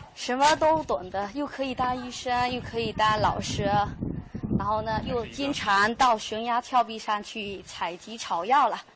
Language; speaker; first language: Chinese; native; Chinese